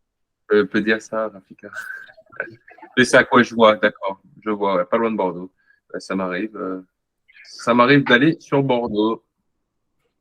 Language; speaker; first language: French; native; French